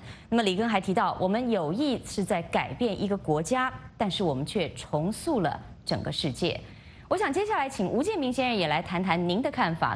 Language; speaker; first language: Chinese; native; Chinese